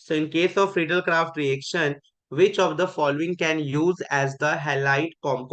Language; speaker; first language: English; non-native, local second language; Hindi